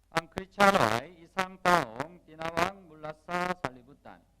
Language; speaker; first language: Filipino; non-native, learner; Korean